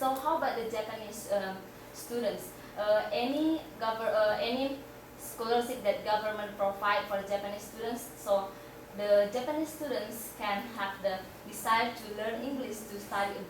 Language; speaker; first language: English; non-native, fluent; Indonesian